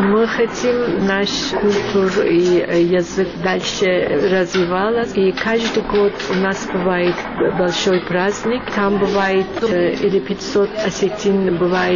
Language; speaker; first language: Russian; non-native, learner; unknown